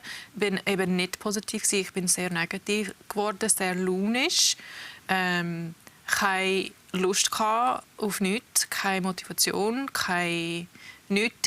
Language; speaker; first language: German; early bilingual, heritage; English